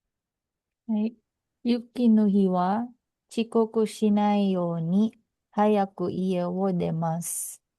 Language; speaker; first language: Japanese; non-native, learner; Filipino